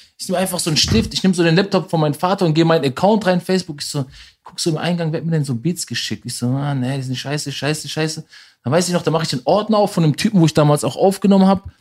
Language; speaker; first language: German; early bilingual, other home language; Persian